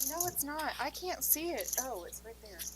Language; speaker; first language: English; native; English